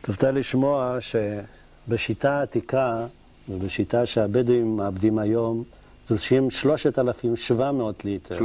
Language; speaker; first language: Hebrew; native; Hebrew